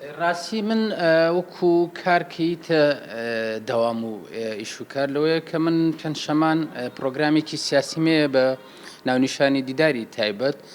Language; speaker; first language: Central Kurdish; non-native, local second language; Gurani